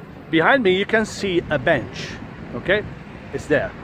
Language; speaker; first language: English; non-native, fluent; Arabic